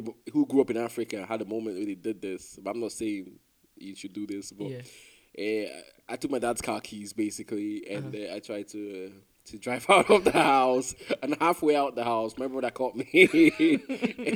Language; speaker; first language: English; non-native, local second language; Igbo